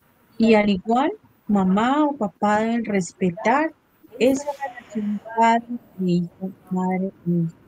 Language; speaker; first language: Spanish; native; Spanish